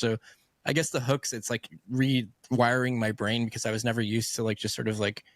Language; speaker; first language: English; native; English